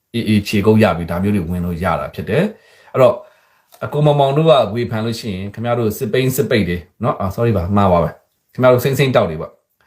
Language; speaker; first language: Burmese; native; Burmese